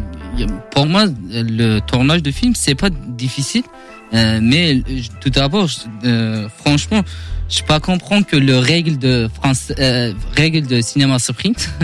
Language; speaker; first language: French; non-native, learner; Kurdish